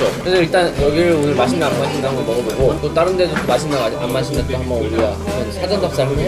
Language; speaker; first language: Korean; native; Korean